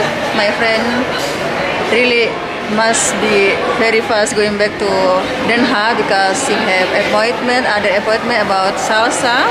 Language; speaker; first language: English; non-native, learner; Indonesian